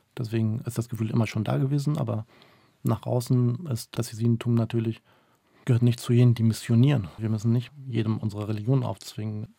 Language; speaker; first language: German; early bilingual, other home language; Kurdish